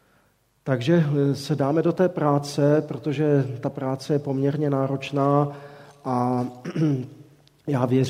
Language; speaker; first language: Czech; native; Czech